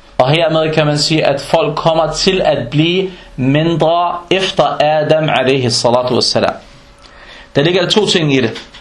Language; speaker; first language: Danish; non-native, fluent; Arabic